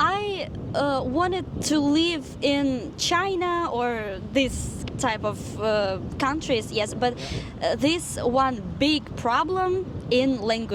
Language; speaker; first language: English; non-native, fluent; Russian